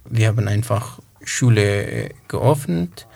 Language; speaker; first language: German; non-native, learner; Kurdish